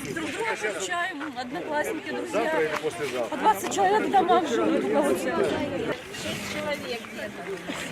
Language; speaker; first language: Russian; native; Russian